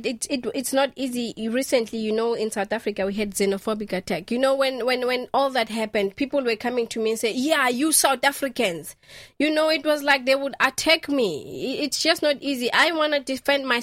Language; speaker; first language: English; non-native, local second language; Southern Sotho